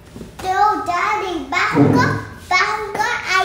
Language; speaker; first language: Vietnamese; early bilingual, heritage; Vietnamese